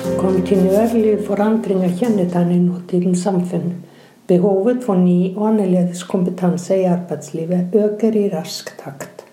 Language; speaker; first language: Norwegian; non-native, fluent; Icelandic